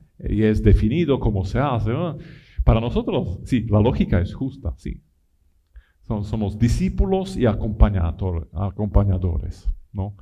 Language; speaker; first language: Spanish; non-native, fluent; Italian